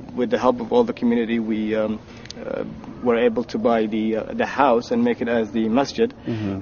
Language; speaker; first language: English; non-native, fluent; Arabic